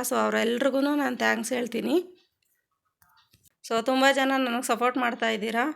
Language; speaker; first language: Kannada; native; Kannada